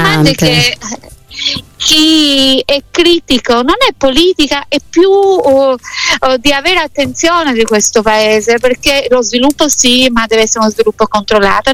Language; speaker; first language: Italian; non-native, fluent; Albanian